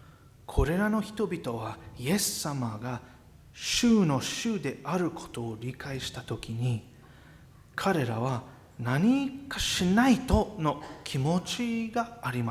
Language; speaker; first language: Japanese; non-native, fluent; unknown